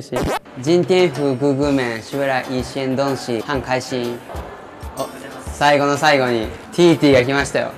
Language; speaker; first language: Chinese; non-native, learner; Japanese